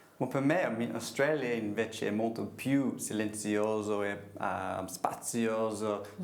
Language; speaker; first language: Italian; non-native, learner; English